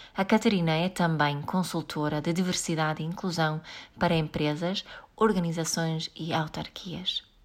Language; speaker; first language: Portuguese; native; Portuguese